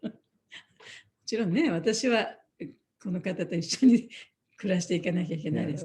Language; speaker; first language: Japanese; native; Japanese